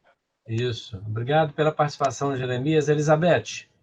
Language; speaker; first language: Portuguese; native; Portuguese